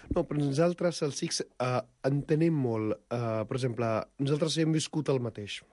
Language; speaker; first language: Catalan; non-native, fluent; Punjabi